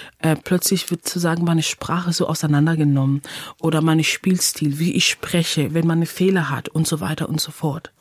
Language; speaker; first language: German; non-native, fluent; English